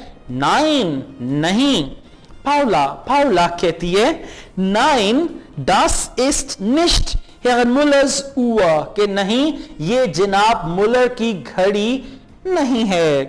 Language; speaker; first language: German; non-native, fluent; Urdu